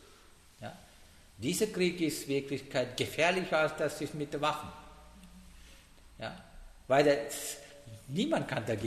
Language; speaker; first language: German; non-native, learner; Sinhala